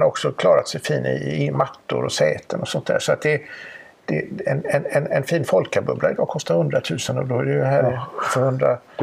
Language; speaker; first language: Swedish; native; Swedish